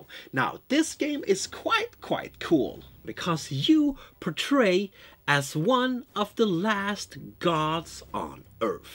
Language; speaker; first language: English; non-native, fluent; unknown